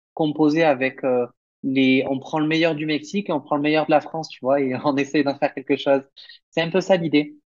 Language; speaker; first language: French; native; French